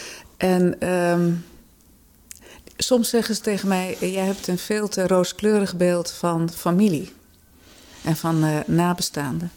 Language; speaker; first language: Dutch; native; Dutch